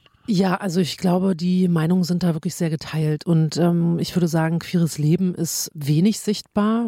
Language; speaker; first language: German; native; German